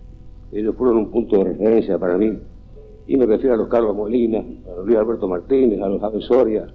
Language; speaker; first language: Spanish; native; Spanish